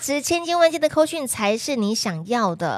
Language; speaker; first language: Chinese; native; Chinese